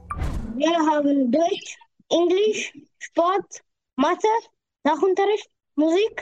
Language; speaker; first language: German; non-native, learner; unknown